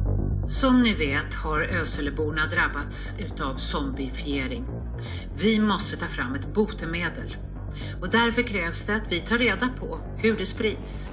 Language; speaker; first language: Swedish; native; Swedish